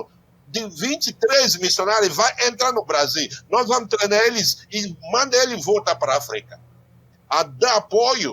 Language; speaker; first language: Portuguese; non-native, learner; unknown